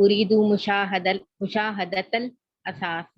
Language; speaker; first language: Arabic; non-native, learner; Urdu